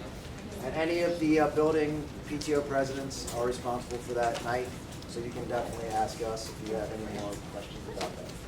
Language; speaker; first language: English; native; English